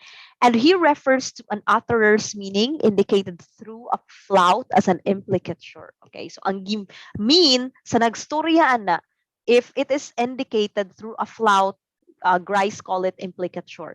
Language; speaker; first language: English; non-native, local second language; Cebuano